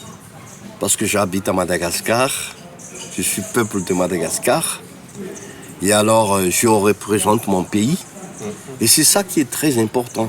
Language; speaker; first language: French; non-native, local second language; Malagasy